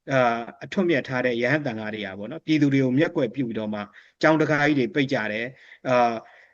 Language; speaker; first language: Burmese; native; Burmese